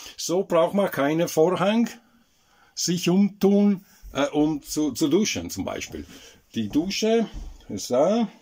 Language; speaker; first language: German; non-native, local second language; Italian